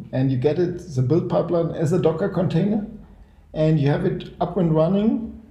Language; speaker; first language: English; non-native, fluent; German